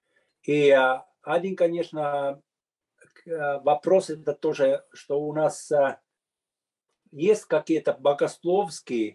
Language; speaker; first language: Russian; non-native, fluent; Finnish